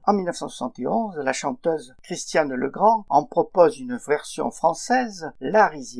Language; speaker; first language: French; native; French